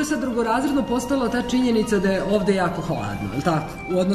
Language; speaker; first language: Croatian; native; Croatian